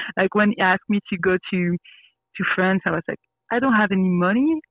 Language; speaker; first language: English; non-native, learner; French